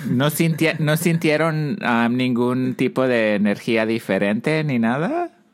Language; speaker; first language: Spanish; early bilingual, heritage; Spanish